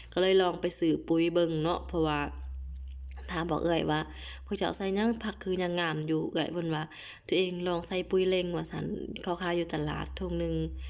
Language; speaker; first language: Lao; non-native, local second language; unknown